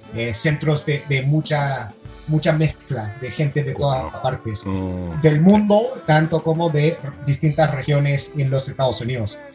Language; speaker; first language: Spanish; non-native, fluent; English